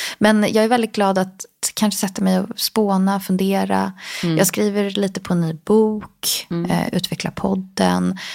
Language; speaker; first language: Swedish; native; Swedish